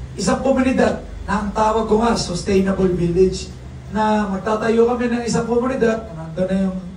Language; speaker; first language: Filipino; native; Filipino